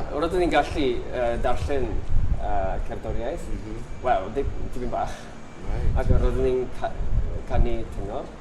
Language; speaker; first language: Welsh; non-native, learner; Japanese